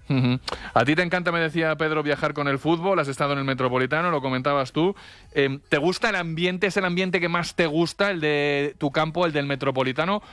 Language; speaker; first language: Spanish; native; Spanish